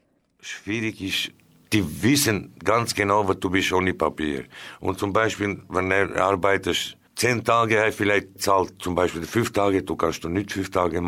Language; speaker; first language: German; non-native, learner; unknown